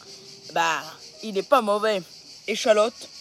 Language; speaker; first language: French; native; French